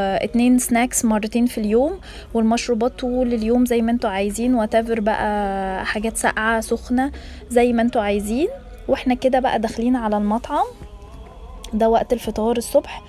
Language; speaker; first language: Arabic; native; Arabic